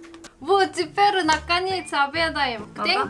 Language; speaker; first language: Russian; non-native, fluent; Korean